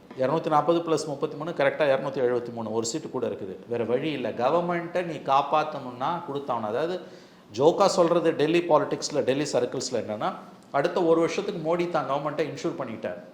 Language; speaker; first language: Tamil; native; Tamil